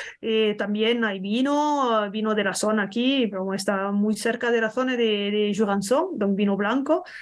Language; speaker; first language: Spanish; non-native, learner; French